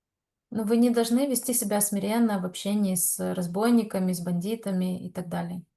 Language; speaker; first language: Russian; native; Russian